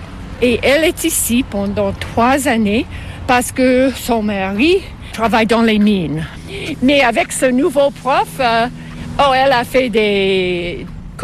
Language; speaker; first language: French; non-native, fluent; English